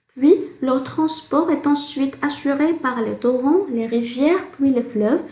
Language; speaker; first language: French; non-native, local second language; Arabic